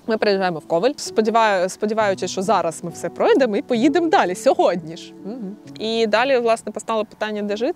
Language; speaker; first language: Ukrainian; native; Ukrainian